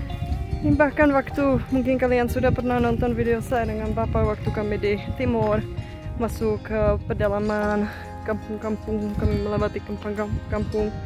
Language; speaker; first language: Indonesian; non-native, fluent; Czech